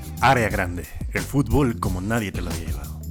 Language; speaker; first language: Spanish; native; Spanish